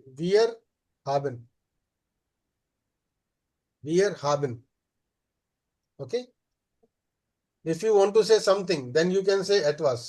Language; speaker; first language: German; non-native, fluent; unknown